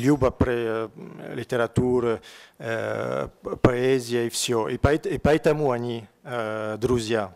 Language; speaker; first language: Russian; non-native, learner; French